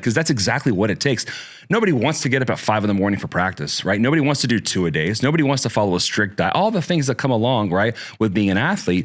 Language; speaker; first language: English; native; English